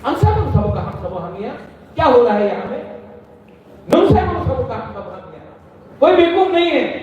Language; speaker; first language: Hindi; non-native, local second language; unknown